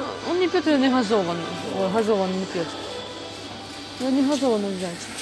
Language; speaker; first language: Russian; non-native, local second language; Ukrainian